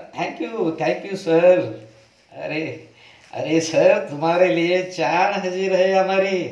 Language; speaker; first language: Hindi; non-native, local second language; Marathi